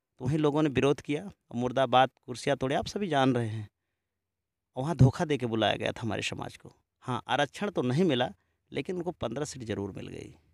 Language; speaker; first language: Hindi; native; Hindi